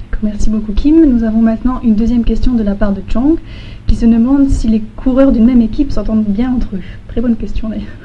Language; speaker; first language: French; native; French